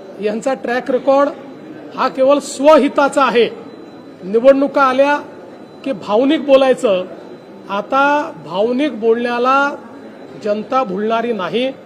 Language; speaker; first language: Marathi; native; Marathi